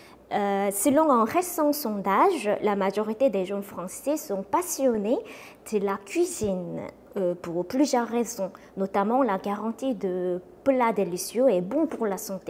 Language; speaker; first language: French; non-native, fluent; Korean